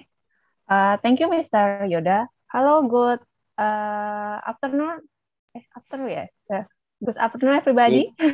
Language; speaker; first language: English; non-native, learner; Indonesian